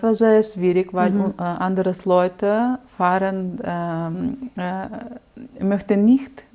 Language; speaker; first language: German; non-native, learner; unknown